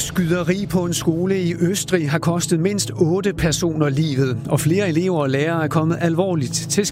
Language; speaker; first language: Danish; native; Danish